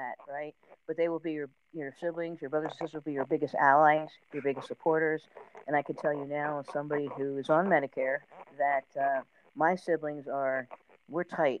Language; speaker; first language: English; native; English